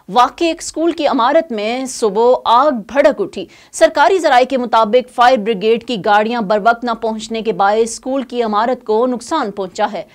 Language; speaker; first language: Urdu; native; Urdu